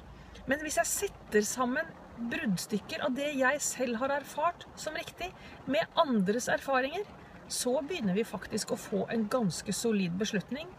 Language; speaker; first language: Norwegian; native; Norwegian